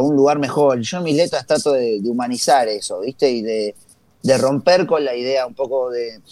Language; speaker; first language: Spanish; native; Spanish